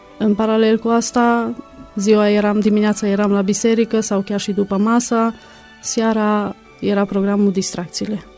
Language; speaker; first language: Romanian; non-native, local second language; Hungarian